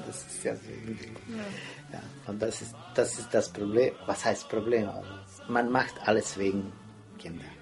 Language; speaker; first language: German; non-native, fluent; Croatian